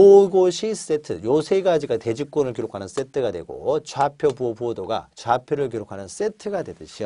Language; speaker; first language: Korean; native; Korean